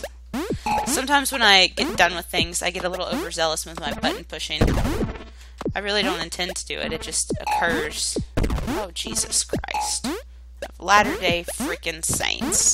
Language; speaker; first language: English; native; English